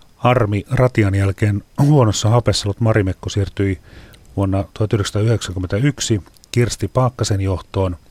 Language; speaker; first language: Finnish; native; Finnish